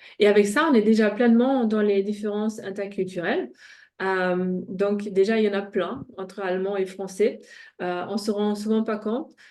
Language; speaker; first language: French; non-native, fluent; German